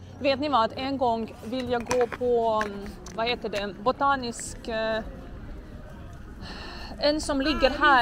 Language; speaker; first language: Swedish; non-native, learner; Russian